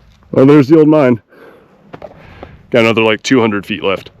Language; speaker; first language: English; native; English